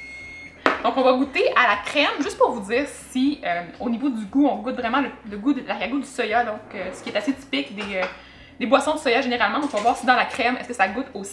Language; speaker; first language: French; native; French